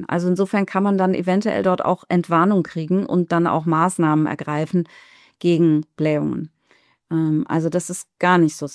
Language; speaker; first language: German; native; German